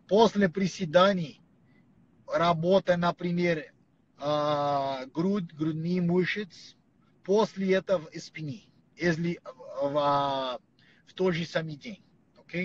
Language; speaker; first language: Russian; non-native, learner; Portuguese